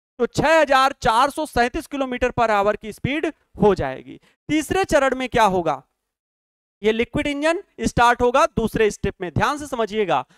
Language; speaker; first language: Hindi; native; Hindi